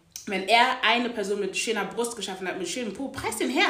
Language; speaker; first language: German; native; German